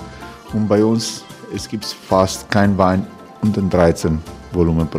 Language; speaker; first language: German; non-native, fluent; Croatian